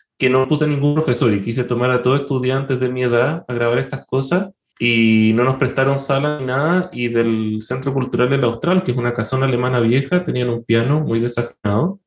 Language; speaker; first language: Spanish; native; Spanish